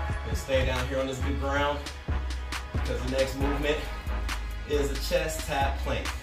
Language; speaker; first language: English; native; English